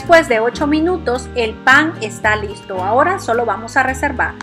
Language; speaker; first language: Spanish; native; Spanish